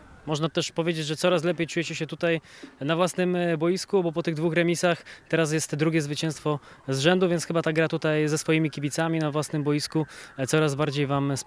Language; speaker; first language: Polish; native; Polish